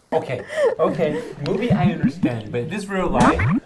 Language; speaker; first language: English; native; English